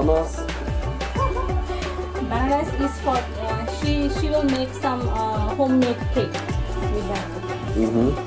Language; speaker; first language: English; non-native, local second language; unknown